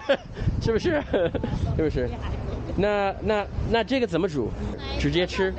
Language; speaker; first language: Chinese; non-native, fluent; English